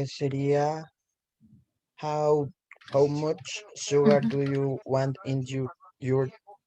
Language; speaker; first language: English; non-native, learner; Spanish